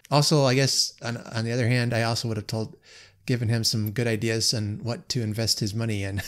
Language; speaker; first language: English; native; English